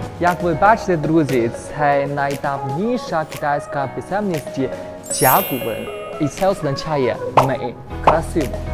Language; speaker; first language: Ukrainian; non-native, fluent; Chinese